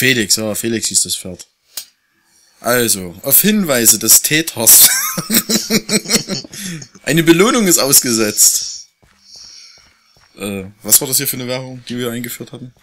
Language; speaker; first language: German; native; German